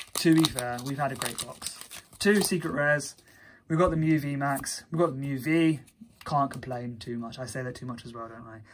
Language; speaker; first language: English; native; English